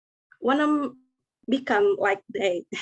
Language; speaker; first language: English; non-native, learner; Indonesian